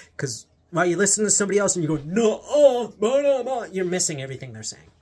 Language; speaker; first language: English; native; English